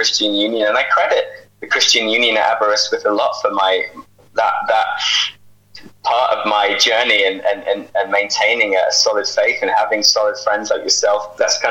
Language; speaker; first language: English; native; English